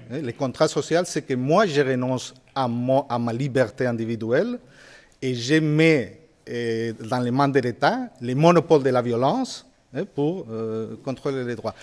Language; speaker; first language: French; non-native, fluent; Spanish